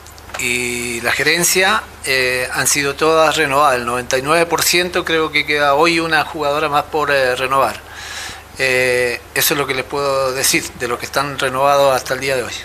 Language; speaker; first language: Spanish; native; Spanish